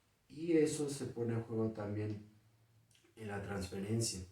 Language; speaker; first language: Spanish; native; Spanish